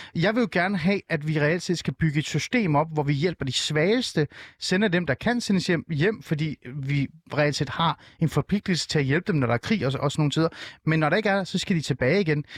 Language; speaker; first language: Danish; early bilingual, other home language; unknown